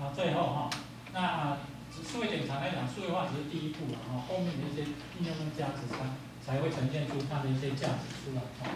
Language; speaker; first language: Chinese; native; Chinese